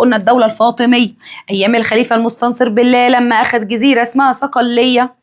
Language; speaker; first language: Arabic; native; Arabic